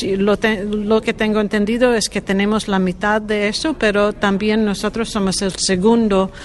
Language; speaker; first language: Spanish; non-native, learner; English